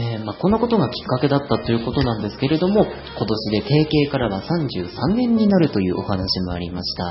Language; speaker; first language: Japanese; native; Japanese